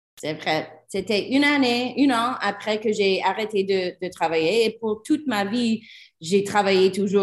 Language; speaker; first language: French; non-native, learner; English